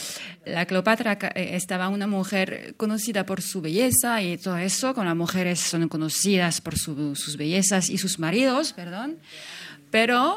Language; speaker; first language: Spanish; non-native, fluent; French